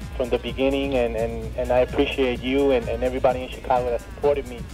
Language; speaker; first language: English; native; English